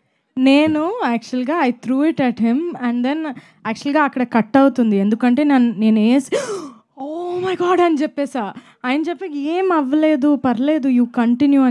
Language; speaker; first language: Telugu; non-native, fluent; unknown